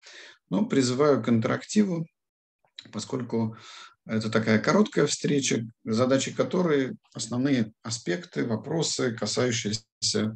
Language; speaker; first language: Russian; native; Russian